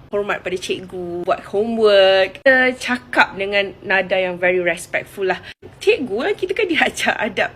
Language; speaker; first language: Malay; native; Malay